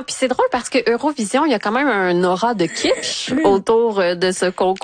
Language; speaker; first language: French; native; French